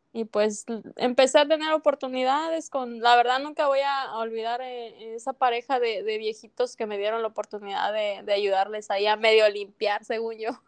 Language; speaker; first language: Spanish; native; Spanish